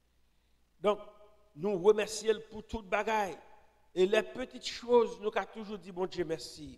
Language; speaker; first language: French; non-native, local second language; Haitian Creole